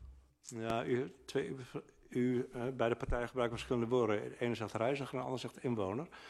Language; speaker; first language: Dutch; native; Dutch